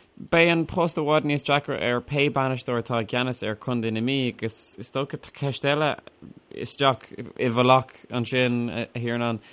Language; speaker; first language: Irish; non-native, local second language; English